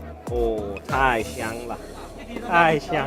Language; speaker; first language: Chinese; non-native, learner; English